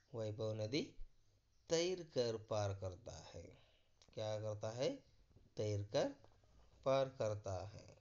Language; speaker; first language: Hindi; non-native, local second language; Kannada